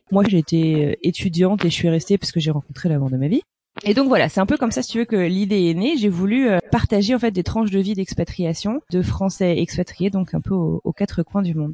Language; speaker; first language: French; native; French